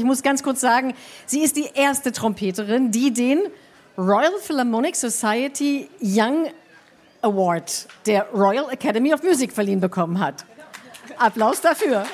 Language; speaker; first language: German; native; German